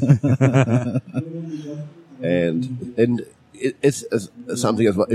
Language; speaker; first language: English; non-native, fluent; German